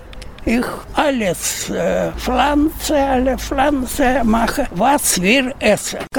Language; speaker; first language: German; non-native, learner; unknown